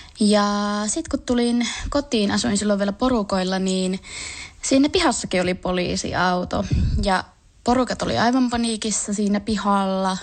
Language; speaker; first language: Finnish; native; Finnish